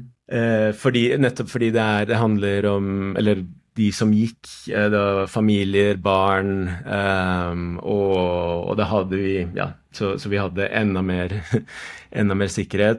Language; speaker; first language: Norwegian; non-native, fluent; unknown